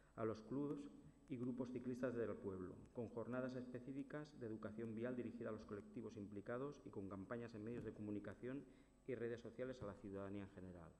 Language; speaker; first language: Spanish; non-native, local second language; Catalan